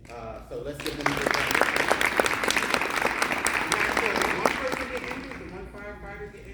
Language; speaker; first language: English; native; English